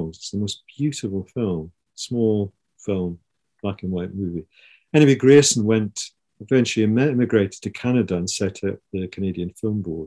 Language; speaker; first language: English; native; English